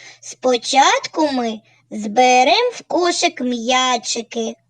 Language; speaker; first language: Ukrainian; native; Ukrainian